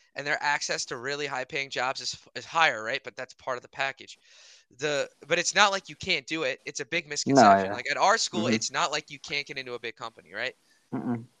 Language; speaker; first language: English; early bilingual, other home language; Hindi